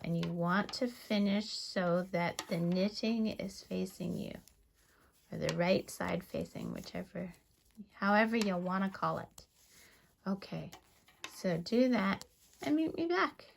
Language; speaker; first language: English; native; English